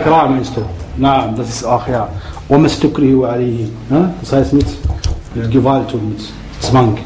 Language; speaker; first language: German; non-native, fluent; Arabic